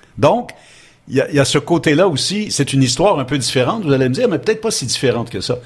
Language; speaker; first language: French; native; French